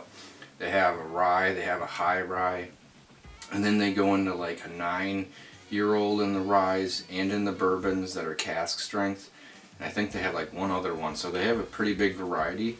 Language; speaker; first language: English; native; English